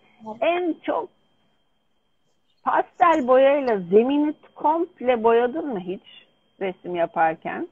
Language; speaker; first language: Turkish; native; Turkish